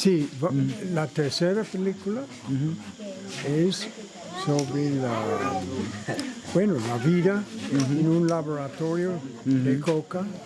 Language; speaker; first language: Spanish; non-native, learner; English